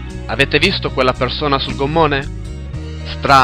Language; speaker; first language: Italian; native; Italian